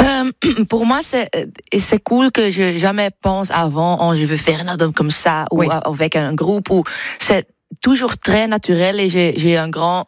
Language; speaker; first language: French; non-native, learner; Dutch